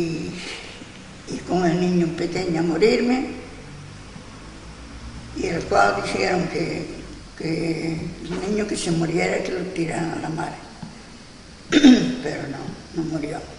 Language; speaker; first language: Spanish; non-native, local second language; Galician